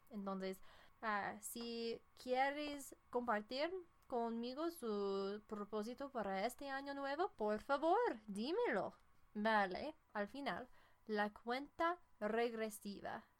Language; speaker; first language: Spanish; non-native, fluent; English